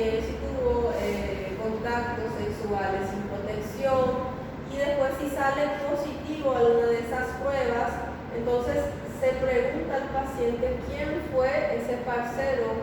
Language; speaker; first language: Spanish; native; Spanish